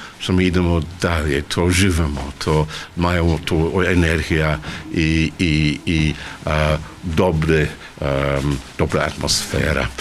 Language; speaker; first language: Polish; non-native, learner; English